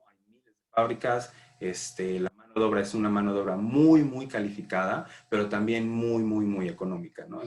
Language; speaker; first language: Spanish; native; Spanish